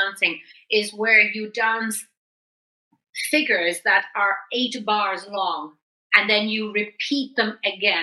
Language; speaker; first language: English; native; English